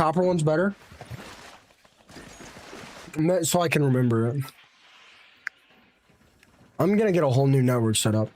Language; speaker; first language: English; native; English